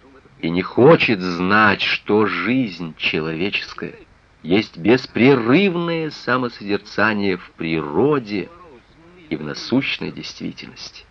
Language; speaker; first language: Russian; native; Russian